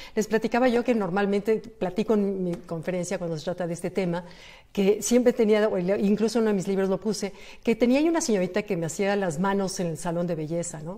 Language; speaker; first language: Spanish; native; Spanish